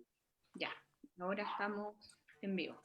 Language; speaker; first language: Spanish; native; Spanish